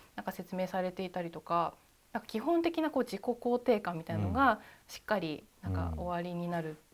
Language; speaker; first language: Japanese; native; Japanese